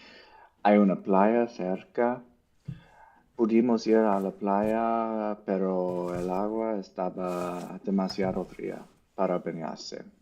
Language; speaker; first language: Spanish; non-native, learner; English